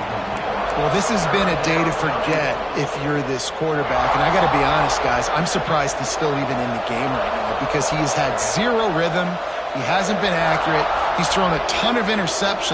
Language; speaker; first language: English; native; English